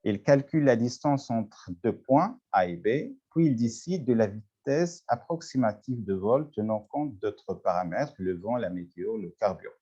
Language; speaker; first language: French; non-native, local second language; Arabic